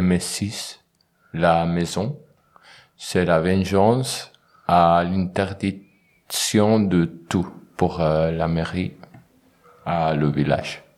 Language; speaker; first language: French; non-native, learner; Spanish